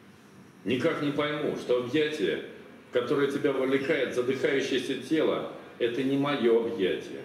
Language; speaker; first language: Russian; native; Russian